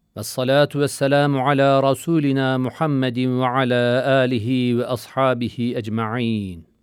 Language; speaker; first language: Arabic; non-native, learner; Turkish